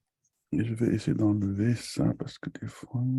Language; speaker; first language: French; native; French